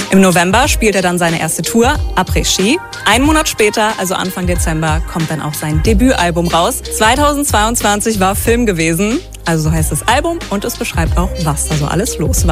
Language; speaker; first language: German; native; German